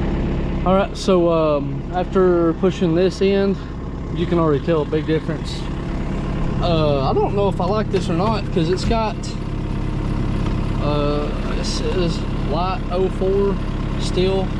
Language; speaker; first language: English; native; English